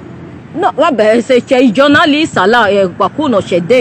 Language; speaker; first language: Italian; non-native, learner; Nigerian Pidgin